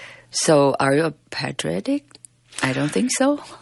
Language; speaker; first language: English; non-native, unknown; Chinese